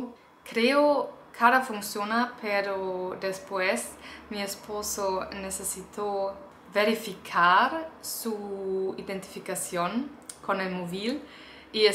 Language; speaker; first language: Spanish; non-native, learner; German